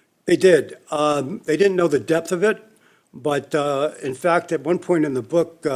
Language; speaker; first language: English; native; English